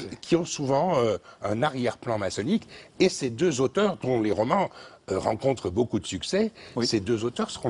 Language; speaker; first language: French; native; French